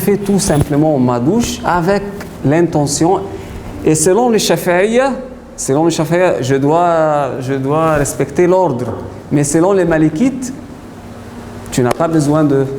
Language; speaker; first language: French; non-native, fluent; Arabic